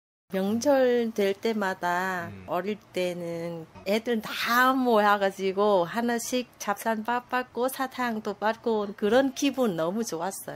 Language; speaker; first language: Korean; non-native, fluent; Vietnamese